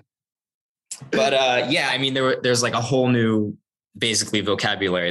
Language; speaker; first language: English; native; English